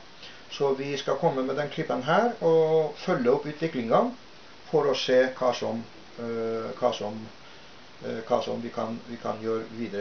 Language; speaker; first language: Norwegian; non-native, fluent; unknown